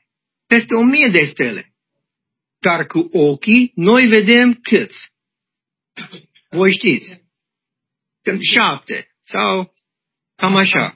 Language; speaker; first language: Romanian; non-native, learner; English